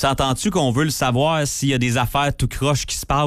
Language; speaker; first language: French; native; French